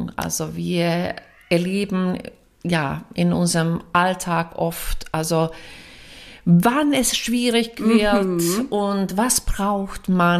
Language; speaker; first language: German; non-native, fluent; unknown